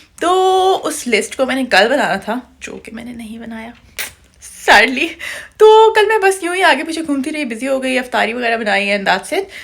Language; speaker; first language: Urdu; native; Urdu